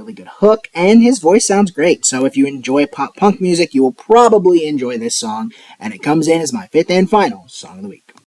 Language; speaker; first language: English; native; English